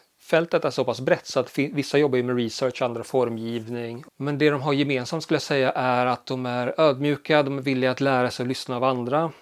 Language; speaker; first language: Swedish; early bilingual, other home language; Polish